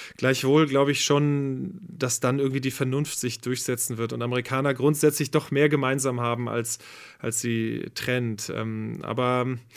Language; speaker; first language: German; native; German